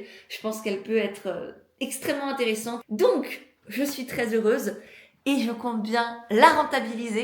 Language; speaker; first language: French; native; French